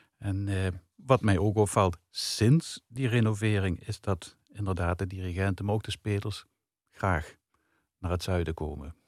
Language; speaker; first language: Dutch; native; Dutch